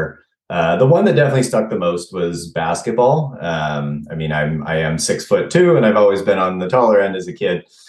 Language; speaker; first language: English; native; English